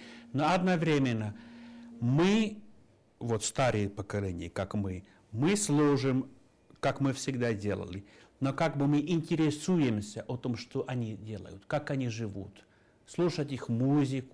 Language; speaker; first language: Russian; non-native, fluent; Finnish